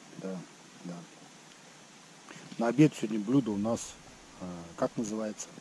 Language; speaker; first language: Russian; native; Russian